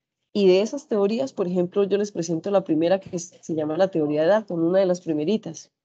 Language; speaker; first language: Spanish; native; Spanish